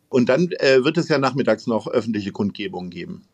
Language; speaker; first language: German; native; German